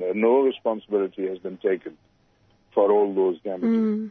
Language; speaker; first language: English; non-native, local second language; Urdu